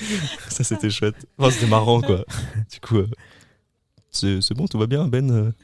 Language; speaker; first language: French; native; French